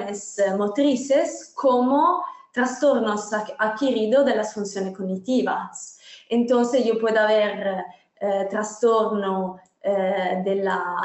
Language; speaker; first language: Spanish; non-native, fluent; Italian